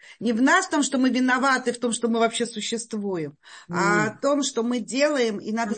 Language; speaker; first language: Russian; native; Russian